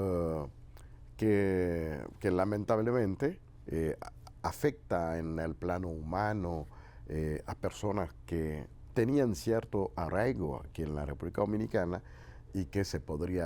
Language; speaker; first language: Spanish; non-native, fluent; Haitian Creole